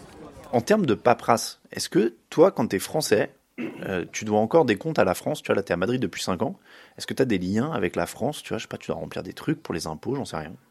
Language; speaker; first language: French; native; French